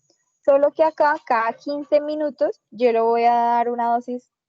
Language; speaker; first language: Spanish; native; Spanish